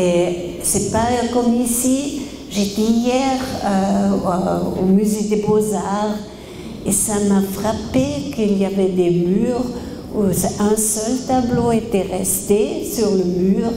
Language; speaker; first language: French; non-native, fluent; German